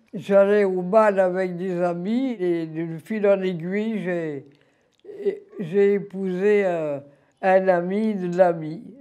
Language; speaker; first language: French; native; French